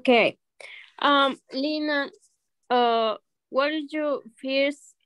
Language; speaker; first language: English; non-native, learner; Spanish